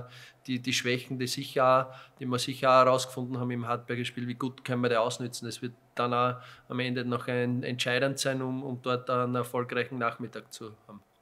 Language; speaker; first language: German; native; German